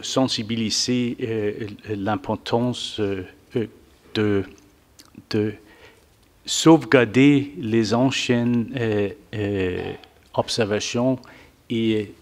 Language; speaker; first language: French; non-native, fluent; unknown